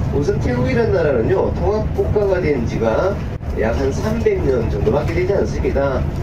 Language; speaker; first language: Korean; native; Korean